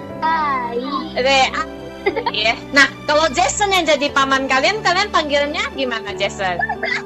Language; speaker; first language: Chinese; non-native, fluent; Indonesian